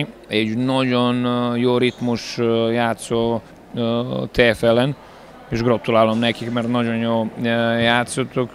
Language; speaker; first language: Hungarian; non-native, learner; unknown